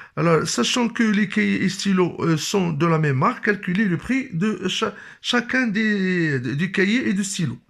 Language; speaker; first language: French; non-native, local second language; Arabic